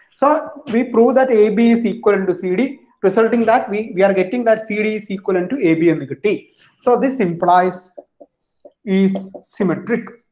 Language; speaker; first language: English; non-native, local second language; Malayalam